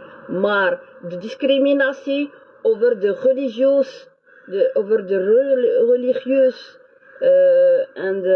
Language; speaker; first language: Dutch; non-native, learner; French